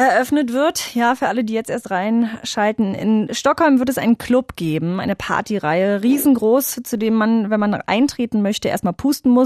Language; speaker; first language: German; native; German